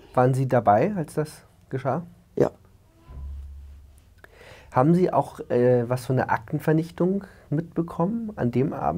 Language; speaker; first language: German; native; German